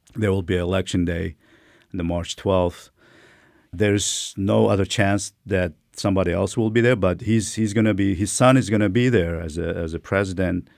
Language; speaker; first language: English; non-native, fluent; Turkmen